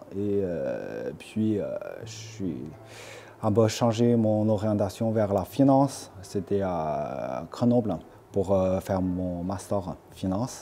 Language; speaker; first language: French; non-native, fluent; Chinese